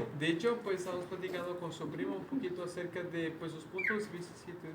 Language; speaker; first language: Spanish; native; Spanish